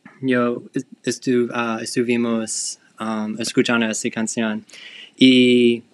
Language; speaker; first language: Spanish; non-native, learner; English